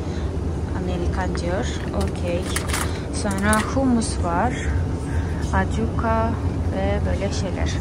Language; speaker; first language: Turkish; non-native, fluent; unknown